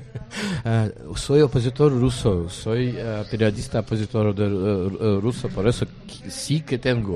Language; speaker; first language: Spanish; non-native, learner; Russian